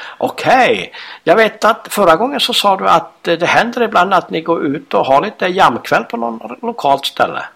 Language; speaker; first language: Swedish; native; Swedish